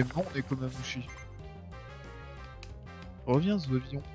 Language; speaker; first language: French; native; French